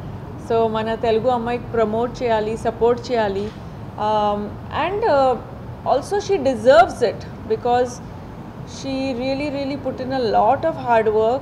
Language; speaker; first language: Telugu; non-native, fluent; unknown